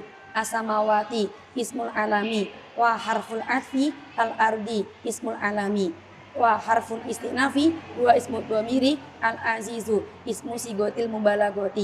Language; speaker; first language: Arabic; non-native, learner; Indonesian